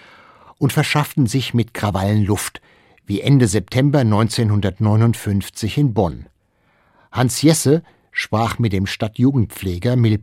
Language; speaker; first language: German; native; German